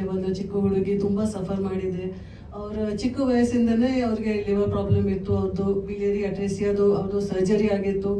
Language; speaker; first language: Kannada; non-native, fluent; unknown